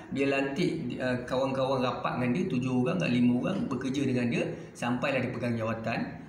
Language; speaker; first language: Malay; native; Malay